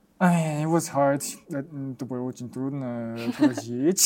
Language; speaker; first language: Russian; non-native, learner; Japanese